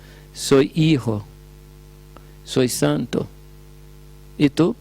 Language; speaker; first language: Spanish; non-native, fluent; Portuguese